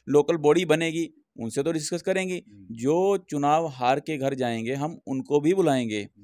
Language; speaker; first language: Hindi; native; Hindi